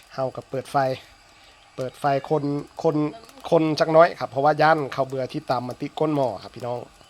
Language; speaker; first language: Thai; non-native, local second language; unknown